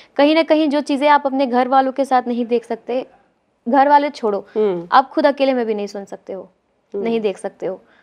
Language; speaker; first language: Hindi; native; Hindi